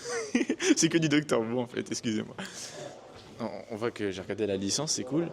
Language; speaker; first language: French; native; French